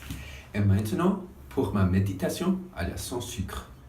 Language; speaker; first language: French; non-native, learner; English